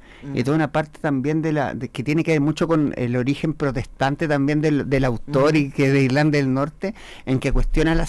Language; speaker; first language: Spanish; native; Spanish